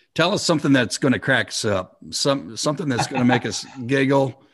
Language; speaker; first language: English; native; English